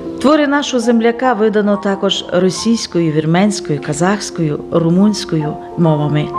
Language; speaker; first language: Ukrainian; native; Ukrainian